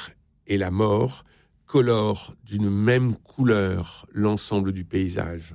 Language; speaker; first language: French; native; French